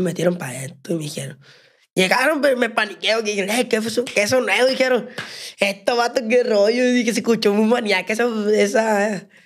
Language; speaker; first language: Spanish; native; Spanish